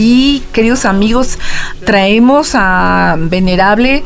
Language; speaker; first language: Spanish; native; Spanish